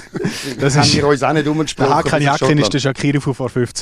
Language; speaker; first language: German; native; German